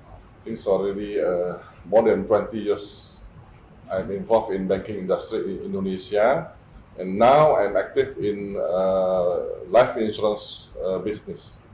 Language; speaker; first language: English; non-native, fluent; Indonesian